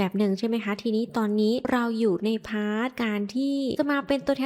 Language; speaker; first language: Thai; native; Thai